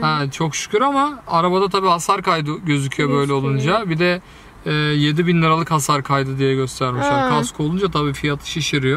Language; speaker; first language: Turkish; native; Turkish